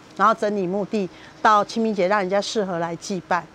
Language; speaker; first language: Chinese; native; Chinese